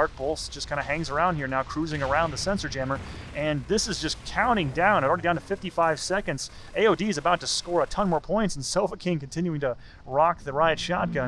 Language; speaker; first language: English; native; English